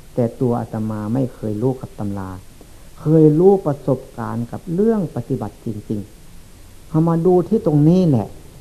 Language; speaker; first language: Thai; non-native, local second language; Lao